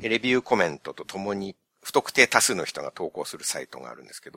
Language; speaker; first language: Japanese; native; Japanese